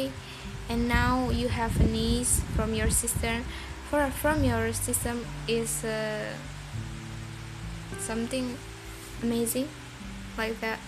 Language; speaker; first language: English; non-native, learner; Indonesian